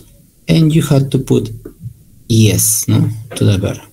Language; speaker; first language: English; non-native, learner; Spanish